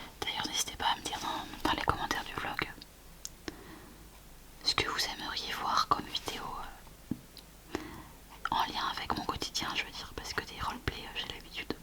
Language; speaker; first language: French; native; French